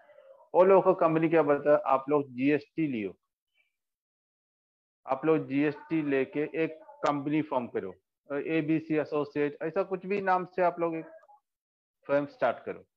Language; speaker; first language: Hindi; non-native, local second language; Malayalam